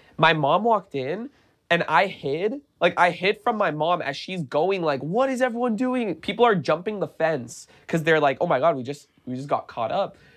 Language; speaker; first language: English; native; English